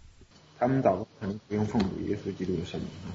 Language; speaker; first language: Chinese; native; Chinese